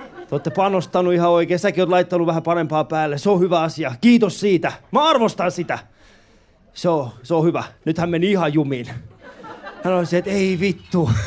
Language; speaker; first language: Finnish; early bilingual, other home language; Persian